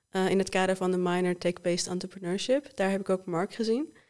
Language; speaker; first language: Dutch; early bilingual, other home language; Persian